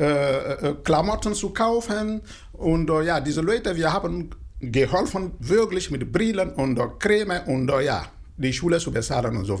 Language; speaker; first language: German; non-native, fluent; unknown